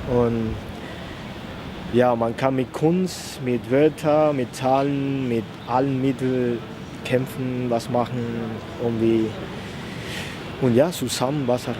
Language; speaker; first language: German; non-native, fluent; Spanish